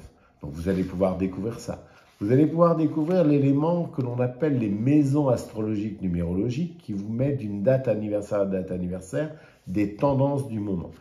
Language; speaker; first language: French; native; French